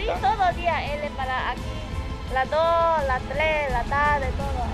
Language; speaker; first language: Spanish; non-native, learner; Chinese